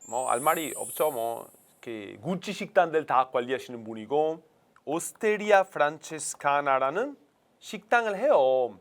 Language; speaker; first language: Korean; non-native, fluent; Italian